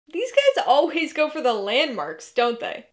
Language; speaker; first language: English; native; English